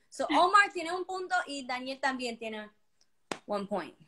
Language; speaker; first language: Spanish; early bilingual, heritage; Spanish